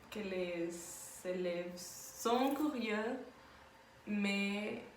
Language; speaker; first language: French; non-native, learner; Spanish